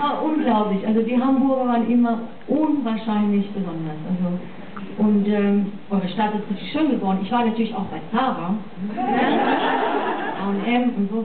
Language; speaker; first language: German; non-native, fluent; English